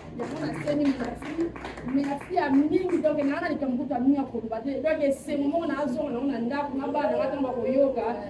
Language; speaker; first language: Lingala; native; Lingala